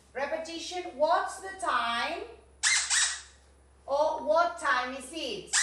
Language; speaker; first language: English; non-native, fluent; Spanish